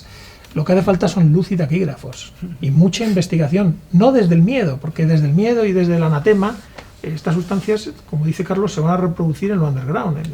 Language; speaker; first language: Spanish; native; Spanish